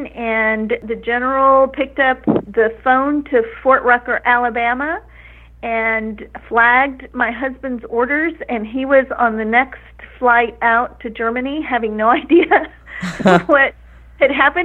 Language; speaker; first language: English; native; English